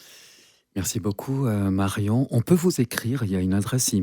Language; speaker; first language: French; native; French